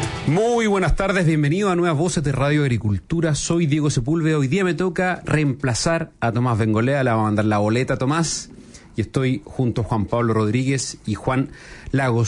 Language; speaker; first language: Spanish; native; Spanish